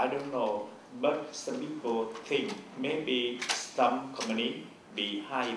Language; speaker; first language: English; non-native, learner; Vietnamese